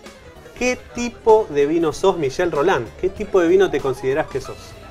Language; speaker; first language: Spanish; native; Spanish